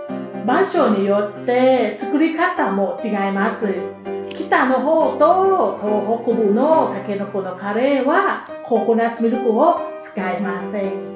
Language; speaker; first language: Japanese; non-native, learner; Thai